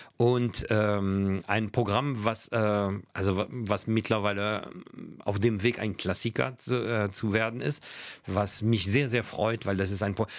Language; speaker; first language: German; non-native, fluent; French